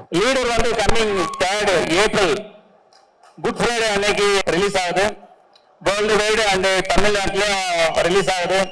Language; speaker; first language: Tamil; native; Tamil